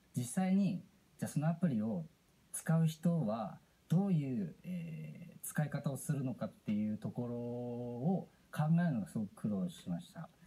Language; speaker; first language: Japanese; native; Japanese